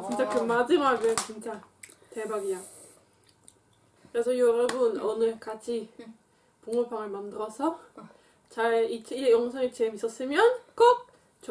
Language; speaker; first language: Korean; non-native, fluent; Dutch